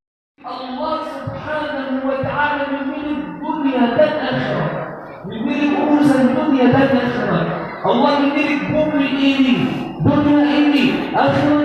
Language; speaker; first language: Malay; non-native, learner; Arabic